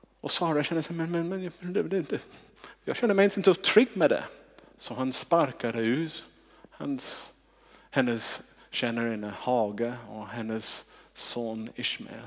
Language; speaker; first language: Swedish; non-native, fluent; English